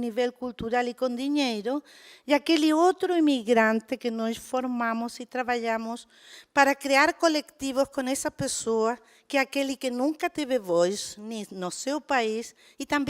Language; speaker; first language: Portuguese; non-native, fluent; Spanish